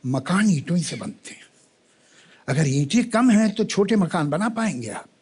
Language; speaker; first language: Hindi; native; Hindi